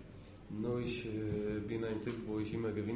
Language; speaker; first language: German; non-native, fluent; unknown